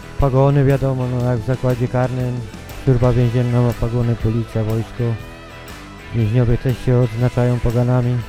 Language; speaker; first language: Polish; native; Polish